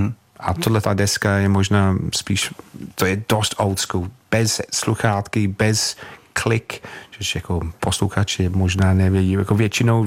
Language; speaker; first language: Czech; non-native, fluent; English